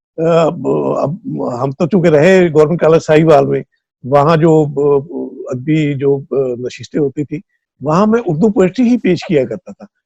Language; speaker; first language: Urdu; non-native, local second language; Punjabi